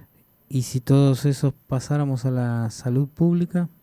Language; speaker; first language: Spanish; native; Spanish